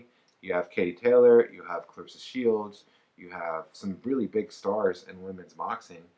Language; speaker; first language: English; native; English